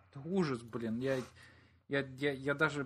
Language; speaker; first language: Russian; native; Russian